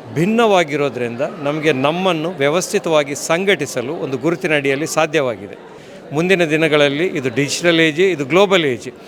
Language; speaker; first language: Kannada; non-native, local second language; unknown